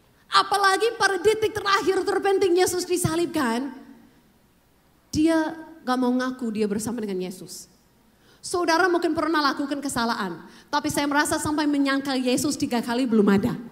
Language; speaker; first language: Indonesian; non-native, fluent; English